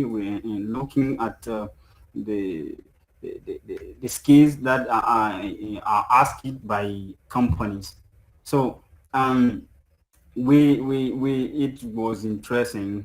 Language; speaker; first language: English; non-native, fluent; French